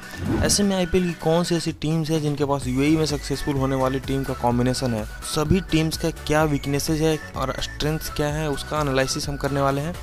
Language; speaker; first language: Hindi; native; Hindi